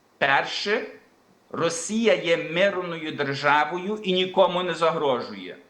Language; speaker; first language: Ukrainian; early bilingual, heritage; Ukrainian